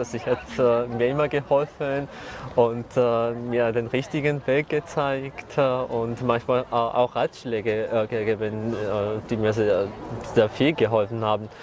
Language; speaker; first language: German; non-native, fluent; Georgian